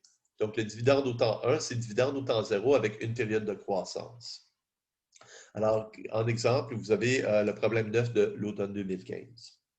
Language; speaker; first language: French; native; French